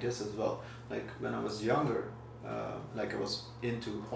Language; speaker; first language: English; non-native, fluent; Dutch